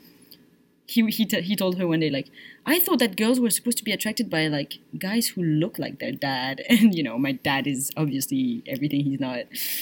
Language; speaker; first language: English; non-native, fluent; French